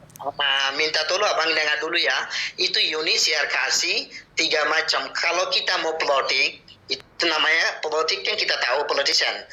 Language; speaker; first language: Indonesian; non-native, learner; Rohingya